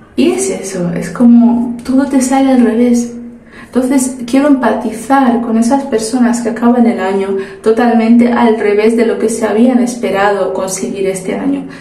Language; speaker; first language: Spanish; early bilingual, other home language; Portuguese